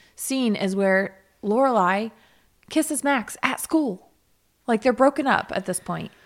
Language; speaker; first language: English; native; English